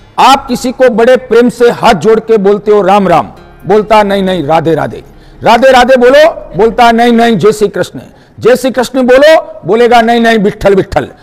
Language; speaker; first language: Hindi; non-native, local second language; Marathi